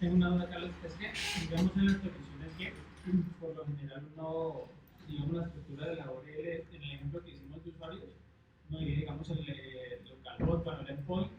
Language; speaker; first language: Spanish; native; Spanish